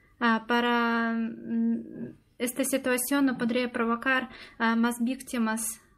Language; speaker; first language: Spanish; non-native, learner; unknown